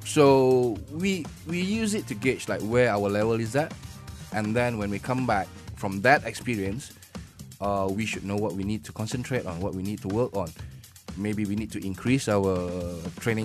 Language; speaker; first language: English; non-native, local second language; Malay